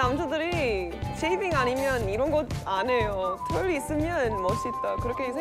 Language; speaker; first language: Korean; non-native, fluent; English